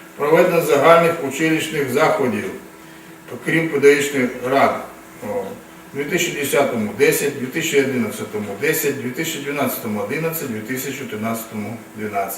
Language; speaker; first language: Ukrainian; non-native, local second language; Russian